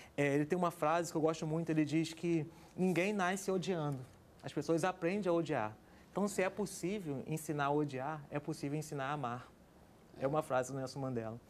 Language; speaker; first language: Portuguese; native; Portuguese